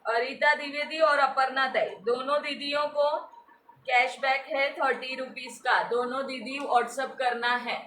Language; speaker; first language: Hindi; non-native, local second language; Marathi